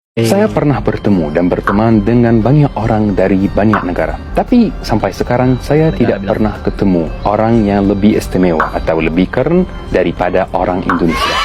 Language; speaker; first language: Indonesian; non-native, fluent; Arabic